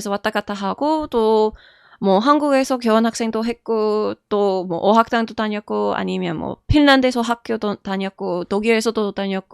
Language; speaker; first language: Korean; non-native, fluent; English